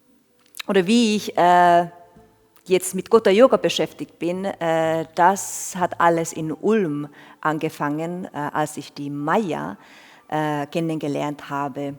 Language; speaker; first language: German; non-native, fluent; Finnish